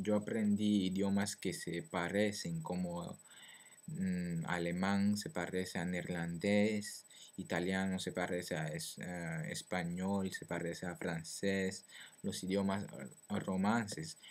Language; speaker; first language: Spanish; non-native, learner; French